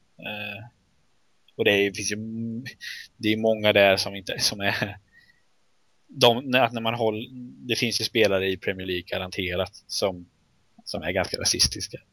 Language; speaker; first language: Swedish; native; Swedish